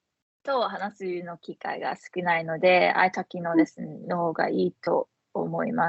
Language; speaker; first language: Japanese; non-native, fluent; English